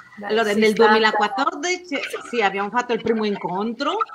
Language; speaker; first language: Italian; non-native, fluent; Spanish